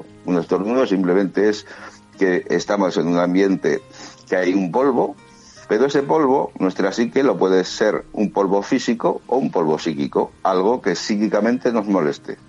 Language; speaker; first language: Spanish; native; Spanish